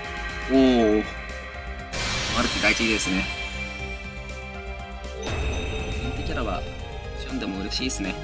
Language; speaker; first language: Japanese; native; Japanese